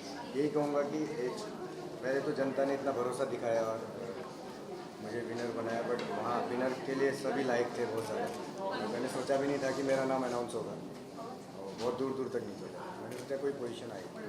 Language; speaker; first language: Hindi; native; Hindi